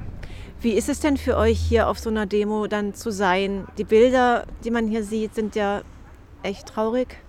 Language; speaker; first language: German; native; German